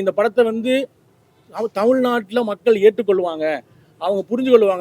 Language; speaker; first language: Tamil; native; Tamil